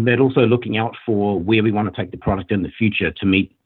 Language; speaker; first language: English; native; English